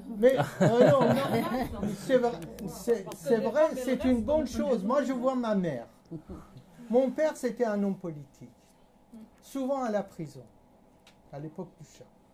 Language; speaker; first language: French; non-native, fluent; Persian